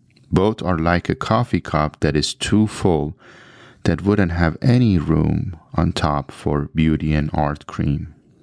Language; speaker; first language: English; non-native, fluent; Persian